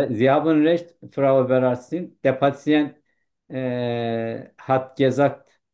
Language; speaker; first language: German; non-native, learner; Turkish